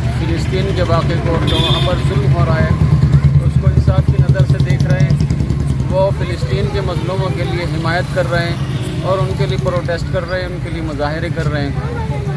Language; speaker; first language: Urdu; native; Urdu